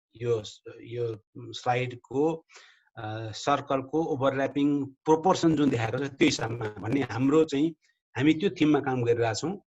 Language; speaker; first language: Nepali; native; Nepali